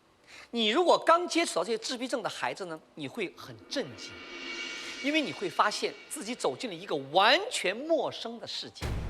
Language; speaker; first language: Chinese; native; Chinese